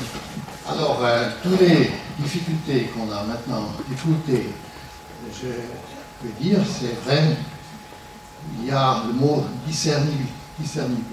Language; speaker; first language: French; non-native, local second language; German